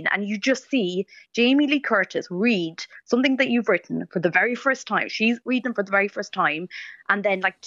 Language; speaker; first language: English; native; English